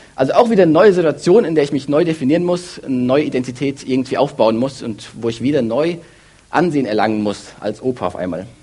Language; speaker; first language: German; early bilingual, other home language; Russian